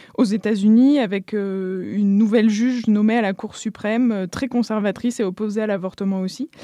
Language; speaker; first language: French; native; French